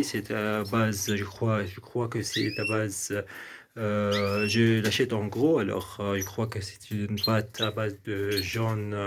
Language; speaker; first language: French; non-native, local second language; Arabic